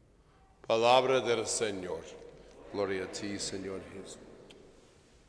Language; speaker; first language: Spanish; non-native, fluent; English